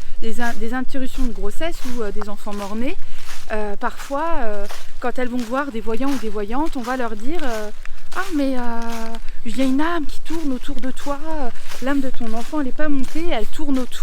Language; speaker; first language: French; native; French